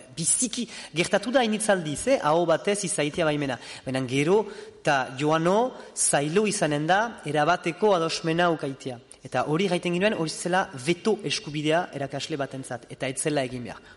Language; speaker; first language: Basque; native; Basque